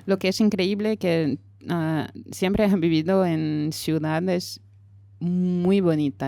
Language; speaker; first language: Spanish; non-native, fluent; French